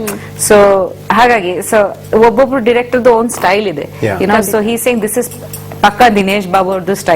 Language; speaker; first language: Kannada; non-native, fluent; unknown